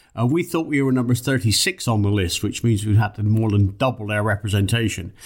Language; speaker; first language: English; native; English